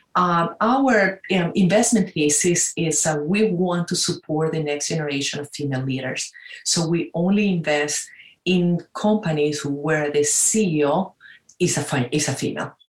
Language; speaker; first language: English; non-native, fluent; Spanish